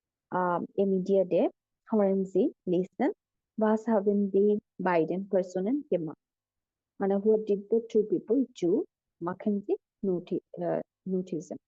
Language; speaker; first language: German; non-native, fluent; Bangla